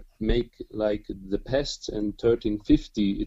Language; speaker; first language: English; non-native, fluent; Dutch